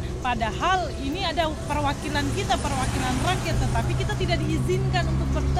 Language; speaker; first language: Indonesian; native; Indonesian